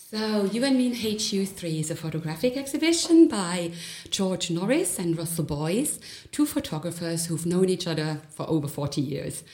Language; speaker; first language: English; non-native, fluent; German